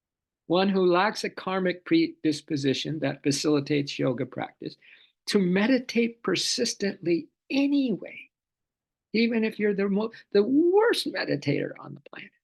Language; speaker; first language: English; native; English